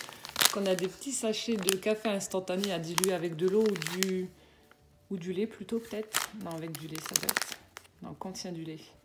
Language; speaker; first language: French; native; French